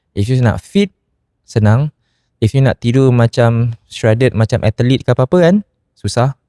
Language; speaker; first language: Malay; native; Malay